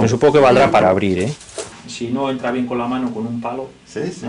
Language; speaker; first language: Spanish; native; Spanish